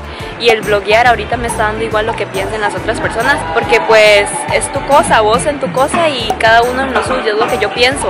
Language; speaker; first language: Spanish; early bilingual, other home language; Cantonese